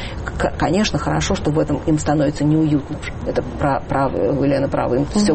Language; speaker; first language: Russian; native; Russian